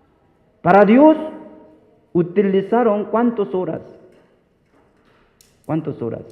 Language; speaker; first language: Spanish; non-native, fluent; Korean